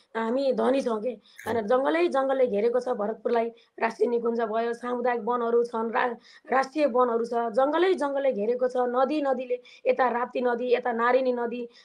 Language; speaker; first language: Nepali; native; Nepali